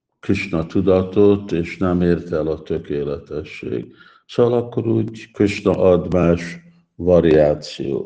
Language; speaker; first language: Hungarian; early bilingual, heritage; Hungarian